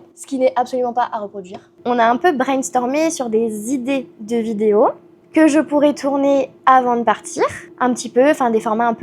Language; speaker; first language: French; native; French